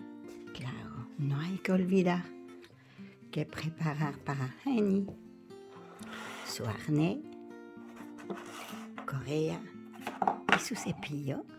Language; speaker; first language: Spanish; non-native, learner; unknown